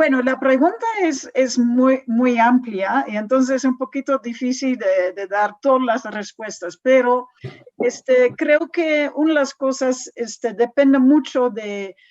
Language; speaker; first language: Spanish; non-native, fluent; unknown